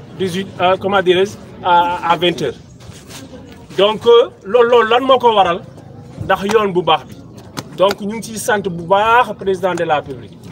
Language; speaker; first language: Wolof; non-native, local second language; Mandingo